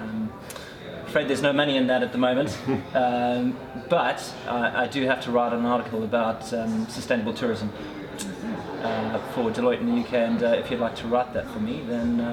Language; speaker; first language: English; native; English